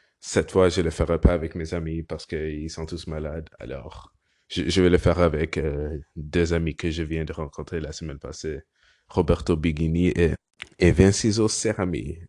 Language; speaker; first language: French; non-native, learner; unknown